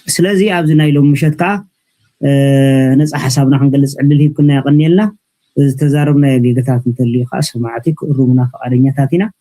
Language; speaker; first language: Tigrinya; native; Tigrinya